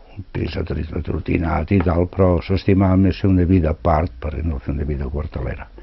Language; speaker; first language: Catalan; non-native, local second language; Spanish